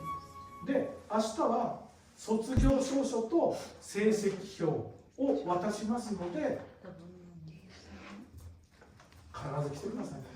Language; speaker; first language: Japanese; native; Japanese